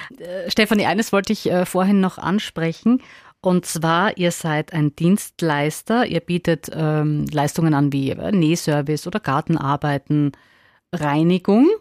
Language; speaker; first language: German; native; German